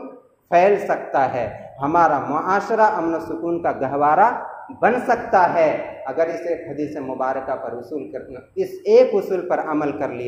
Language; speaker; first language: Urdu; native; Urdu